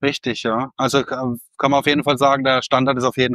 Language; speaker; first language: German; native; German